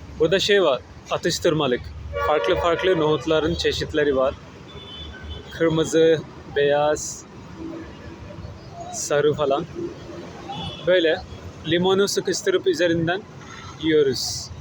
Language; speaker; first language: Turkish; non-native, fluent; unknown